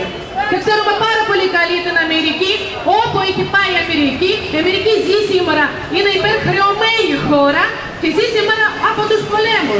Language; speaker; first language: Greek; non-native, fluent; Russian